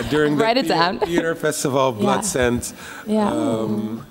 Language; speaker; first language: English; early bilingual, other home language; Dutch